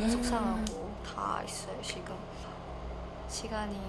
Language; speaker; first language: Korean; non-native, learner; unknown